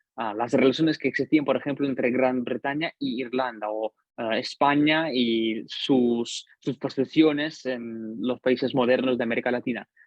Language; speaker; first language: Spanish; non-native, fluent; Russian